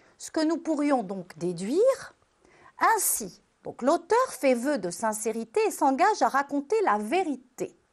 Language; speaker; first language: French; non-native, local second language; Arabic